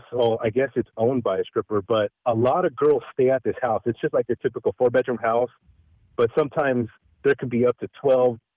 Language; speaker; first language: English; early bilingual, other home language; Filipino